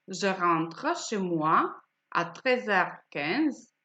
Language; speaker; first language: French; non-native, fluent; Macedonian